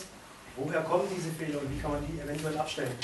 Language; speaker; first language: German; native; German